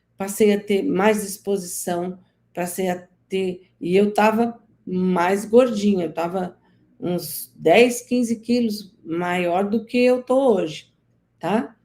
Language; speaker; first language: Portuguese; native; Portuguese